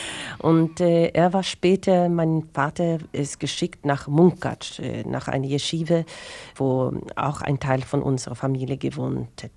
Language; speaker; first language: German; non-native, fluent; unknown